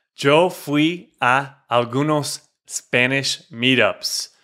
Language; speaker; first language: Spanish; non-native, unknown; English